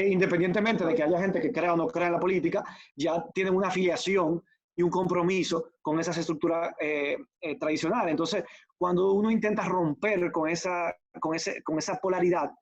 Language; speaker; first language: Spanish; native; Spanish